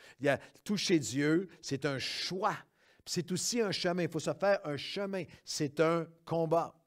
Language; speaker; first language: French; native; French